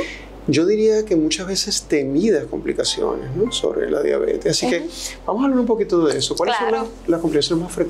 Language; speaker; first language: Spanish; native; Spanish